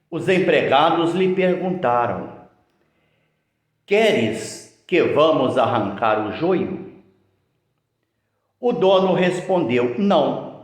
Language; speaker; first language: Portuguese; native; Portuguese